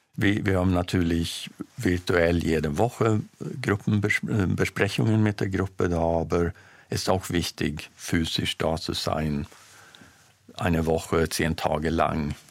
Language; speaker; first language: German; non-native, fluent; Swedish